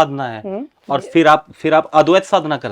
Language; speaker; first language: Hindi; native; Hindi